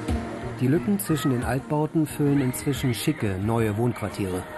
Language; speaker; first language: German; native; German